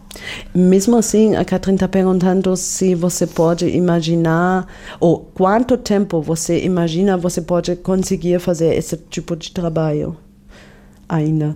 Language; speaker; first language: Portuguese; non-native, fluent; German